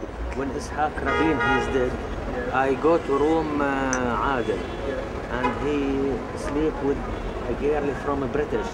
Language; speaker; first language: English; non-native, learner; Arabic